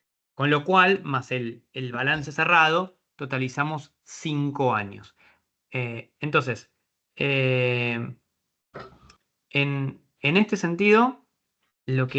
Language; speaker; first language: Spanish; native; Spanish